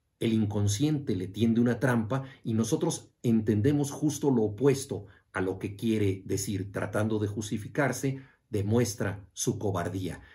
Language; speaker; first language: Spanish; native; Spanish